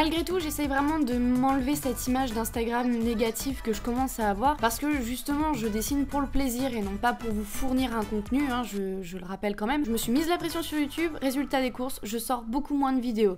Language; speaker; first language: French; native; French